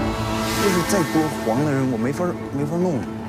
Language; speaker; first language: Chinese; native; Chinese